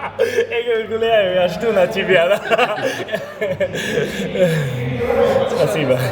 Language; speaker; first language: Russian; non-native, learner; Slovak